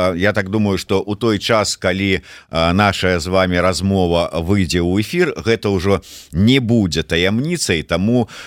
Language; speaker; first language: Belarusian; non-native, local second language; Russian